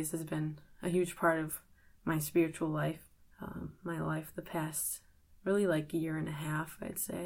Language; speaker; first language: English; native; English